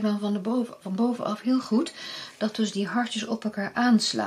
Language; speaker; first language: Dutch; native; Dutch